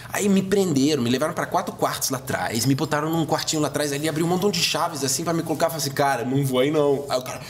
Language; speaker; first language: Portuguese; non-native, fluent; German